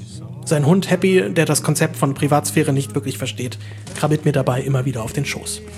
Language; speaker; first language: German; native; German